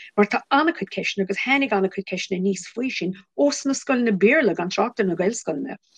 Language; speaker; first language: Irish; non-native, local second language; English